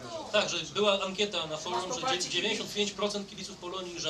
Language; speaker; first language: Polish; native; Polish